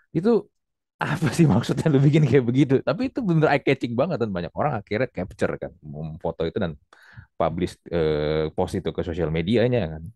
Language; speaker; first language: Indonesian; native; Indonesian